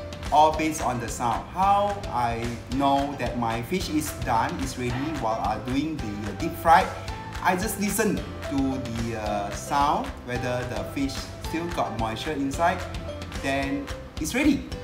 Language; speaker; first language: English; non-native, local second language; Chinese